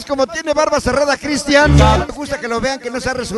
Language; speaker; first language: Spanish; native; Spanish